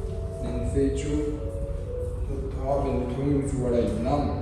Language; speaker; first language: Vietnamese; non-native, fluent; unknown